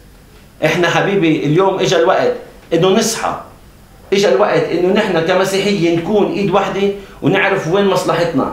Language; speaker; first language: Arabic; native; Arabic